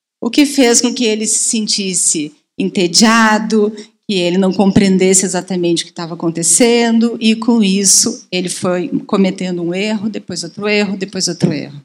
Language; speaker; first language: Portuguese; native; Portuguese